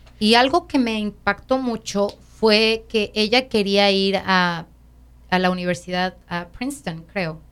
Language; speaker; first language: Spanish; native; Spanish